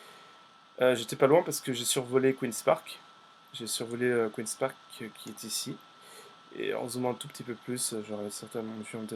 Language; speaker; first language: French; native; French